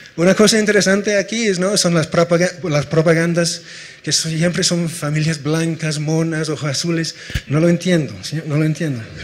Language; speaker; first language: Spanish; non-native, fluent; English